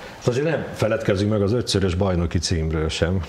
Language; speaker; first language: Hungarian; native; Hungarian